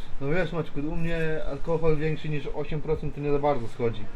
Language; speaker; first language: Polish; native; Polish